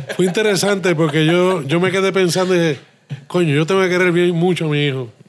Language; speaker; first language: Spanish; native; Spanish